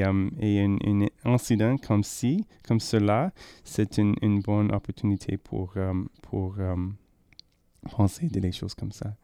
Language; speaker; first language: French; non-native, learner; English